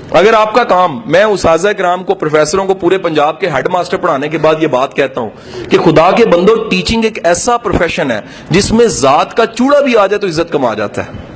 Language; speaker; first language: Urdu; non-native, local second language; Punjabi